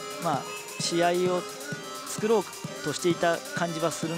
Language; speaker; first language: Japanese; native; Japanese